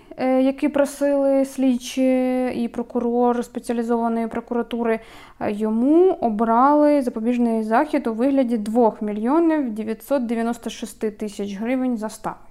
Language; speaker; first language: Ukrainian; native; Ukrainian